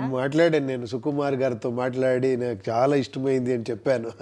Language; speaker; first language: Telugu; non-native, local second language; Kannada